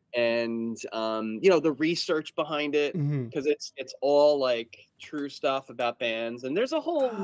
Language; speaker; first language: English; native; English